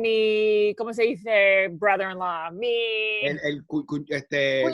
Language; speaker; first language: Spanish; early bilingual, heritage; Spanish